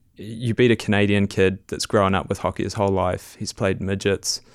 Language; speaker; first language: English; native; English